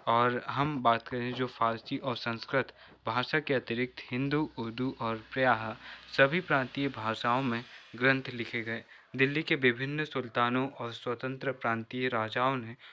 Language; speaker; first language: Hindi; native; Hindi